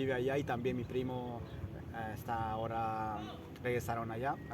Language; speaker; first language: Spanish; non-native, fluent; Italian